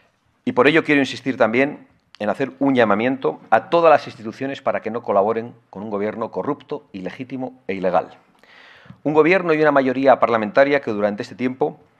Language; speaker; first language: Spanish; native; Spanish